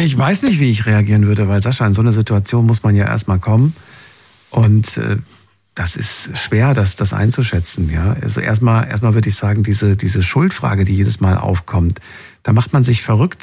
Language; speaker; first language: German; native; German